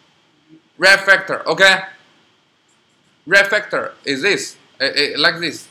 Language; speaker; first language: English; non-native, learner; Chinese